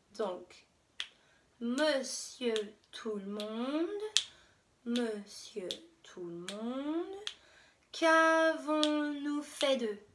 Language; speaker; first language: French; non-native, fluent; English